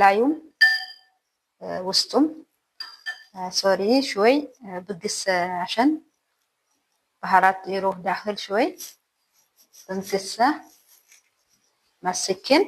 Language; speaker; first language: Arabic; non-native, learner; Amharic